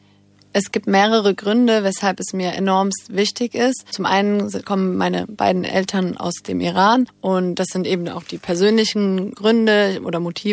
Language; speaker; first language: German; early bilingual, other home language; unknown